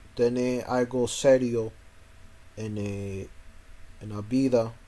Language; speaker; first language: Spanish; non-native, learner; English